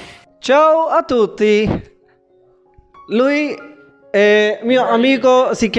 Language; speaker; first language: Italian; non-native, learner; Urdu